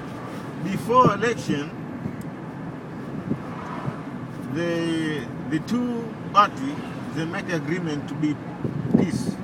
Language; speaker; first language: English; non-native, local second language; Swahili